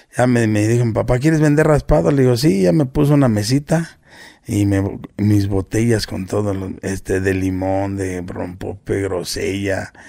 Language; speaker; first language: Spanish; native; Spanish